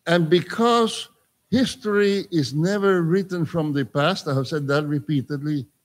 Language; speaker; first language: English; non-native, fluent; Spanish